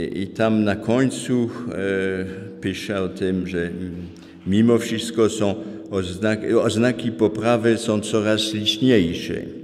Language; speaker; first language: Polish; non-native, fluent; French